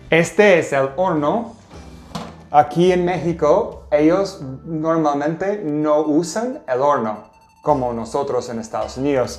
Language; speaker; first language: Spanish; non-native, fluent; English